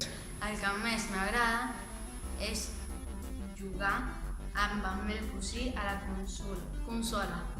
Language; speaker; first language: Catalan; non-native, learner; Spanish